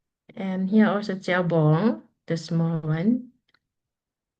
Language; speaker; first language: English; non-native, learner; Lao